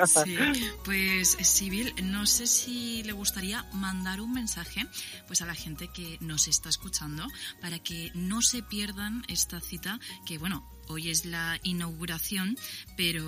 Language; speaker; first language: Spanish; native; Spanish